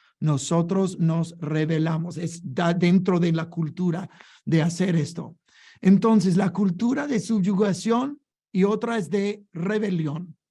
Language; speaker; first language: Spanish; non-native, fluent; English